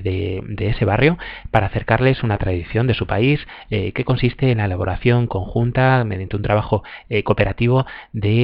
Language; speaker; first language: Spanish; native; Spanish